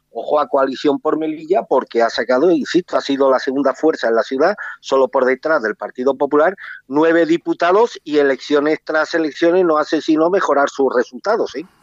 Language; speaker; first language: Spanish; native; Spanish